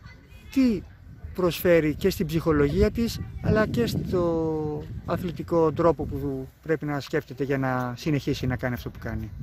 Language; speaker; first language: Greek; native; Greek